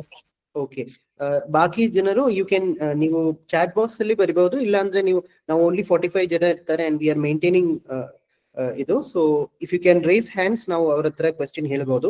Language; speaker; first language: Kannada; non-native, local second language; Malayalam